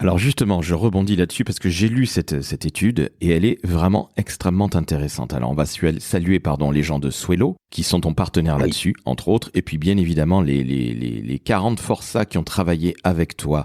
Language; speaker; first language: French; native; French